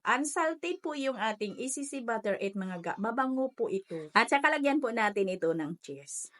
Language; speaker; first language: Filipino; native; Filipino